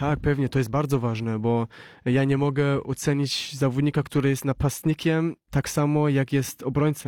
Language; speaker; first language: Polish; early bilingual, heritage; Polish